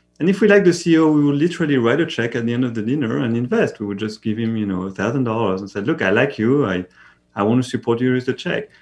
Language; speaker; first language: English; non-native, fluent; French